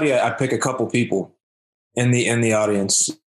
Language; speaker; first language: English; native; English